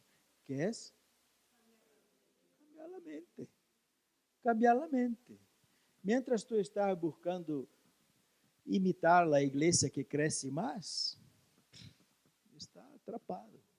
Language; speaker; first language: Spanish; non-native, learner; Portuguese